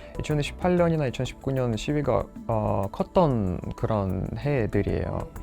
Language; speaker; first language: Korean; non-native, fluent; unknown